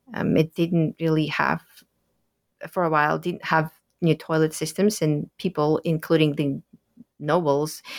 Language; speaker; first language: English; early bilingual, other home language; Russian